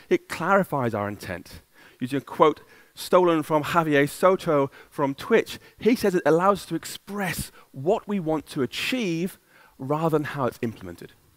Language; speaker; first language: English; native; English